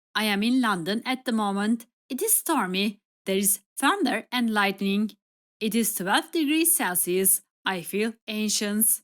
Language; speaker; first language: English; non-native, fluent; Turkish